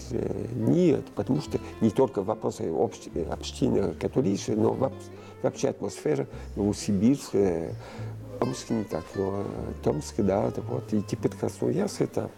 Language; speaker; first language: Russian; early bilingual, heritage; Russian